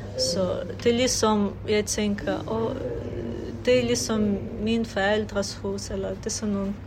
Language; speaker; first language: Danish; non-native, fluent; Ukrainian